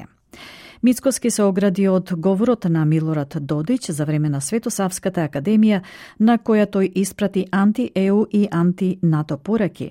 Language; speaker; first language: Macedonian; native; Macedonian